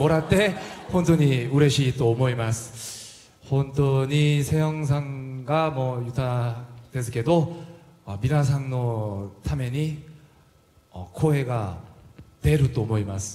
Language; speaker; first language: Japanese; non-native, learner; Korean